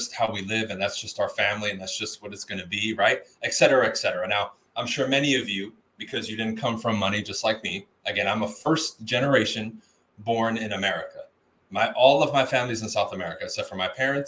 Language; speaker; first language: English; native; English